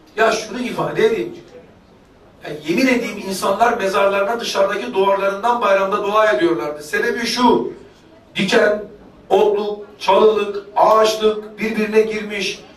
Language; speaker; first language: Turkish; native; Turkish